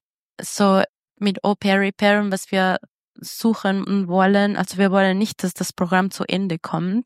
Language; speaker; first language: German; non-native, fluent; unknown